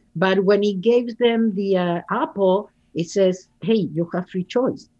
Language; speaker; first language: English; non-native, fluent; Spanish